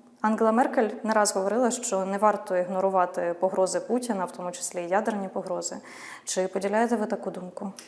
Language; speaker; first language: Ukrainian; native; Ukrainian